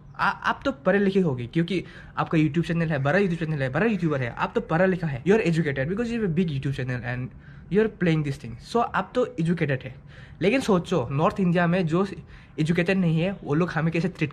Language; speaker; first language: Hindi; non-native, local second language; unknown